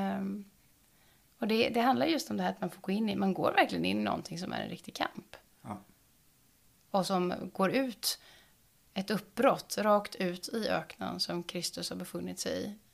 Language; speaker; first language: Swedish; native; Swedish